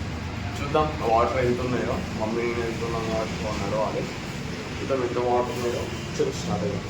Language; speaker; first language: Telugu; native; Telugu